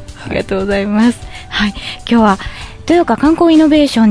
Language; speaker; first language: Japanese; native; Japanese